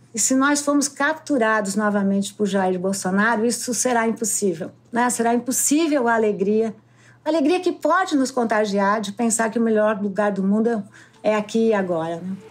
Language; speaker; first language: Portuguese; native; Portuguese